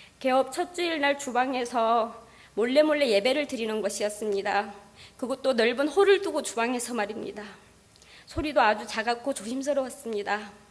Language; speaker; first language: Korean; native; Korean